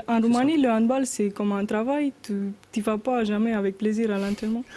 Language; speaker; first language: French; non-native, learner; Romanian